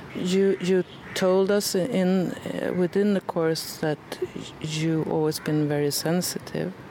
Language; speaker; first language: English; non-native, fluent; Swedish